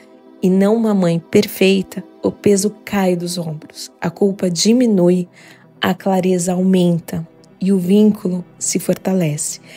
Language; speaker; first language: Portuguese; native; Portuguese